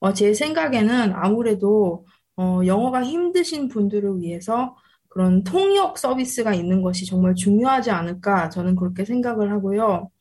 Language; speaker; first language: Korean; early bilingual, heritage; Korean